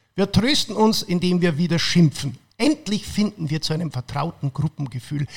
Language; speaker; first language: German; native; German